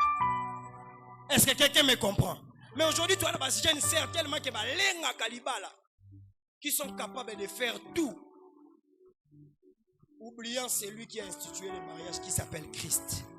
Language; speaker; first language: French; non-native, local second language; Lingala